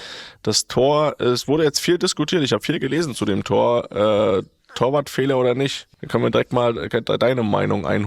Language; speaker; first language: German; native; German